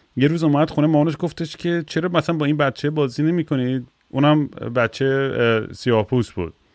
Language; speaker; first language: Persian; early bilingual, heritage; Persian